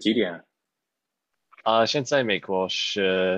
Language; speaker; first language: Chinese; non-native, learner; English